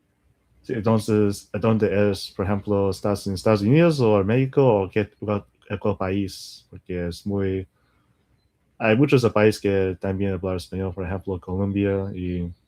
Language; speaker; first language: Spanish; non-native, learner; English